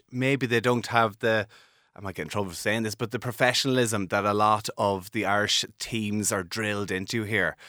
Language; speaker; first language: English; native; English